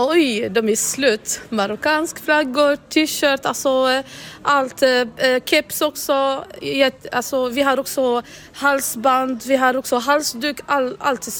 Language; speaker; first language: Swedish; non-native, learner; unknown